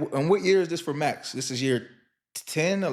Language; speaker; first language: English; native; English